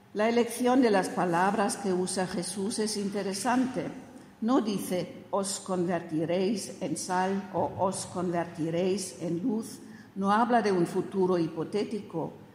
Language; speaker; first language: Spanish; non-native, fluent; German